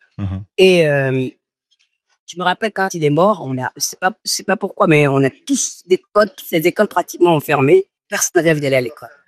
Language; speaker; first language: French; non-native, local second language; Fon